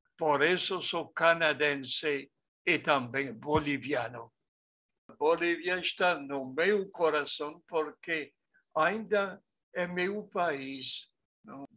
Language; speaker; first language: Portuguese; non-native, fluent; French